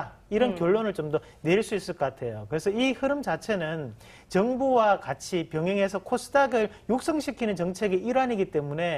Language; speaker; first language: Korean; native; Korean